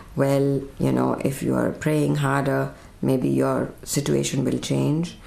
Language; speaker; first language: English; non-native, local second language; Urdu